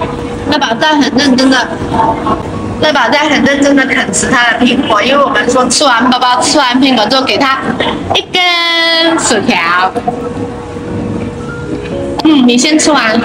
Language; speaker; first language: Chinese; native; Chinese